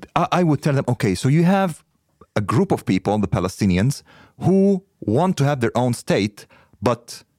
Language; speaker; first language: English; non-native, fluent; Arabic